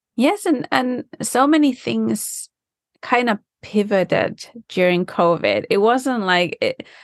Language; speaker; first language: English; non-native, fluent; Finnish